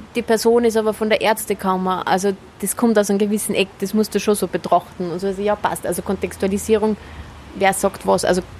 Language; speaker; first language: German; native; German